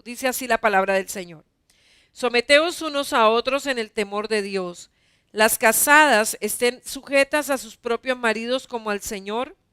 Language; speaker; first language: Spanish; native; Spanish